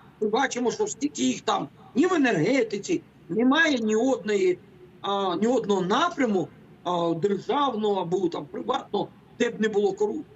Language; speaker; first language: Ukrainian; native; Ukrainian